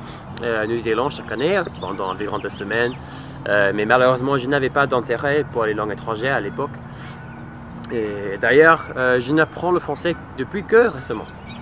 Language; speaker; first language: French; non-native, learner; English